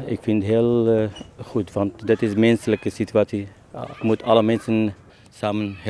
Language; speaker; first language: Dutch; non-native, learner; Arabic